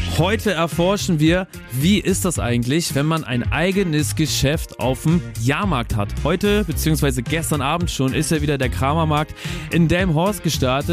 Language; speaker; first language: German; native; German